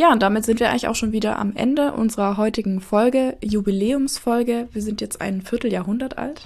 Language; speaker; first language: German; native; German